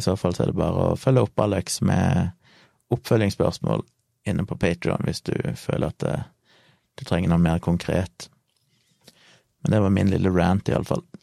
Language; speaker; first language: Norwegian; native; Norwegian